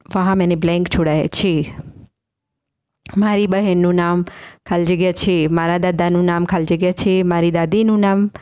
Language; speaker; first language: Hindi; non-native, local second language; Gujarati